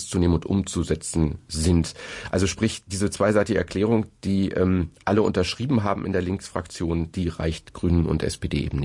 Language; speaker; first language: German; native; German